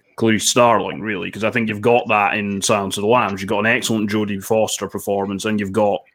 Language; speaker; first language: English; native; English